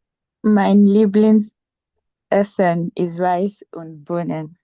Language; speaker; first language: German; non-native, learner; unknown